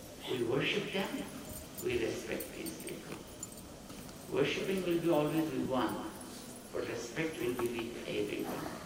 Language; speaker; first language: English; non-native, local second language; Telugu